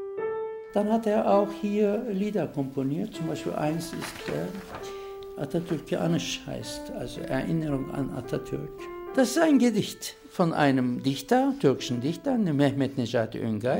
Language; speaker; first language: German; non-native, fluent; Turkish